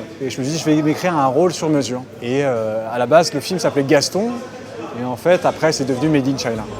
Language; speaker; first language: French; early bilingual, other home language; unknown